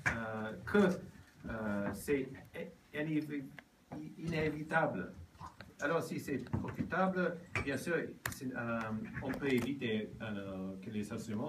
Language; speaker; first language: French; non-native, learner; Japanese